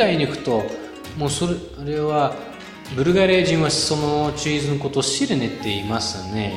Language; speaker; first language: Japanese; non-native, fluent; Bulgarian